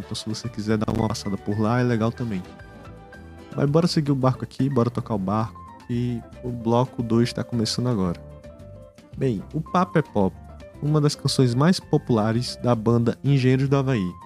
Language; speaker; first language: Portuguese; native; Portuguese